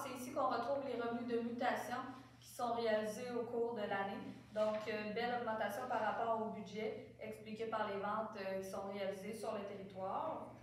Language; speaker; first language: French; native; French